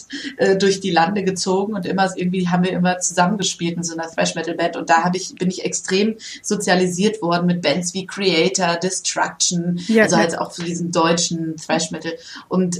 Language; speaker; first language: German; native; German